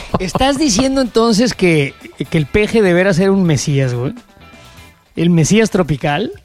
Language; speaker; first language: Spanish; native; Spanish